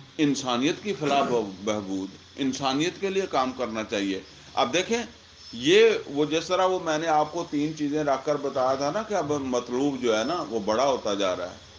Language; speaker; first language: Urdu; non-native, local second language; Punjabi